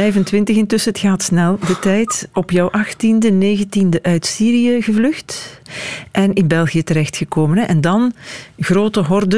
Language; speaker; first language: Dutch; native; Dutch